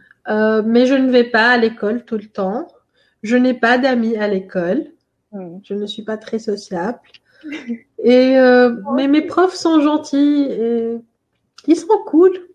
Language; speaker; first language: French; non-native, local second language; Arabic